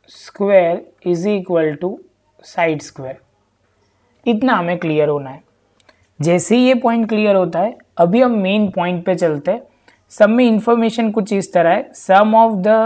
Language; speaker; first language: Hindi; non-native, local second language; Gujarati